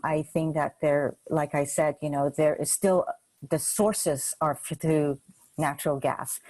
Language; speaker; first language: English; non-native, local second language; Cantonese